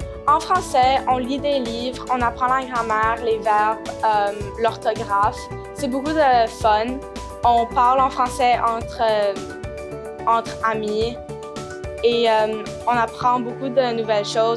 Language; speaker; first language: French; non-native, local second language; English